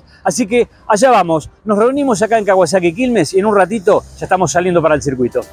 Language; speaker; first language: Spanish; native; Spanish